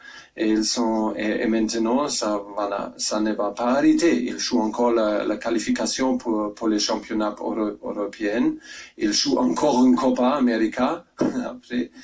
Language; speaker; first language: French; non-native, fluent; German